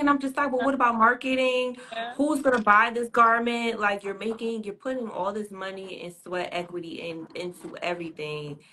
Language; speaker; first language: English; native; English